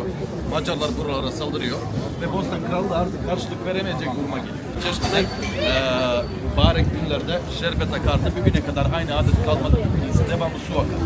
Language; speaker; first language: Turkish; native; Turkish